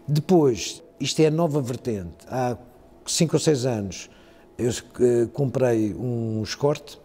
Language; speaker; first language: Portuguese; native; Portuguese